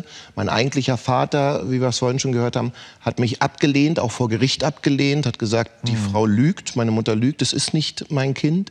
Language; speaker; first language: German; native; German